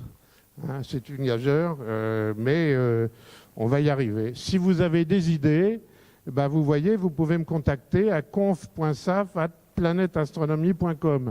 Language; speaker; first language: French; native; French